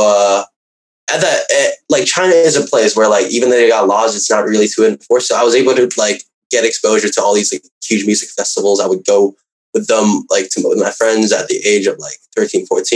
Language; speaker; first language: English; non-native, local second language; Cantonese